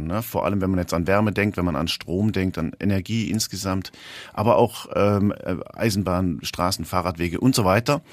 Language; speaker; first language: German; native; German